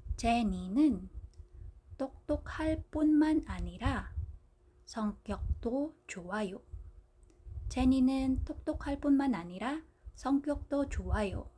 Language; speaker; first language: Korean; non-native, fluent; Filipino